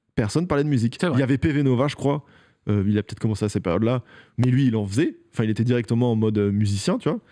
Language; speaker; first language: French; native; French